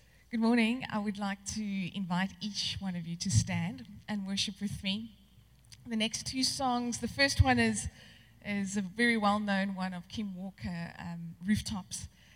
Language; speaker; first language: English; non-native, local second language; Afrikaans